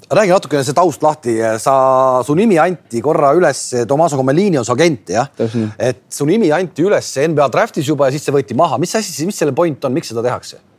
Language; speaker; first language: Estonian; native; Estonian